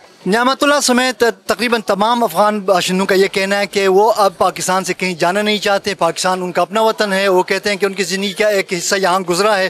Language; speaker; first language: Hindi; non-native, local second language; Pashto